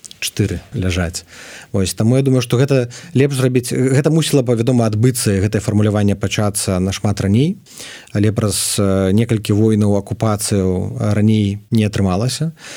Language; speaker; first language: Belarusian; native; Belarusian